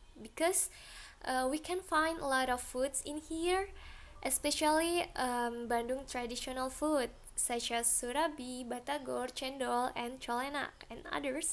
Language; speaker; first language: English; non-native, learner; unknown